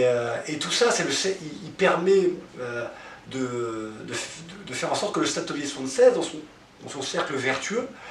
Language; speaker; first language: French; native; French